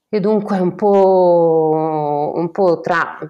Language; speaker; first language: Italian; non-native, fluent; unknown